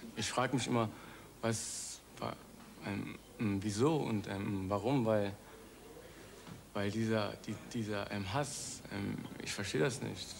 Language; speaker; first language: German; early bilingual, other home language; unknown